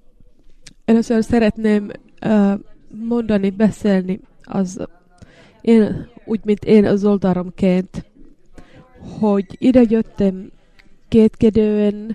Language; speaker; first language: Hungarian; non-native, learner; Finnish